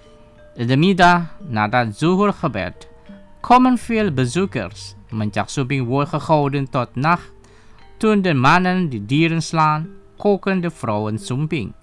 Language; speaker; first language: Dutch; non-native, fluent; Indonesian